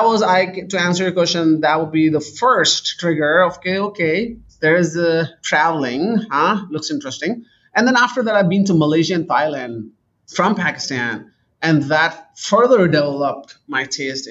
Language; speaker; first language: English; non-native, local second language; Urdu